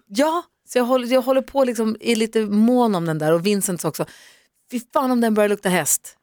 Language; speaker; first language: Swedish; native; Swedish